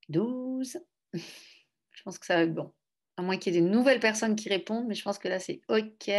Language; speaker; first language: French; native; French